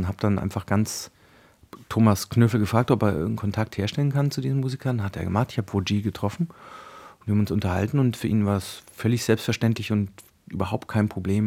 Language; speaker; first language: German; native; German